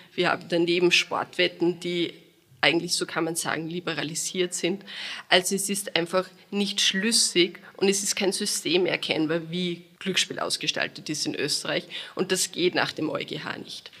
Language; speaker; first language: German; native; German